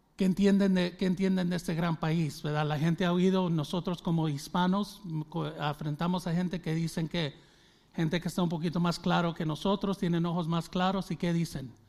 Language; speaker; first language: Spanish; early bilingual, heritage; Spanish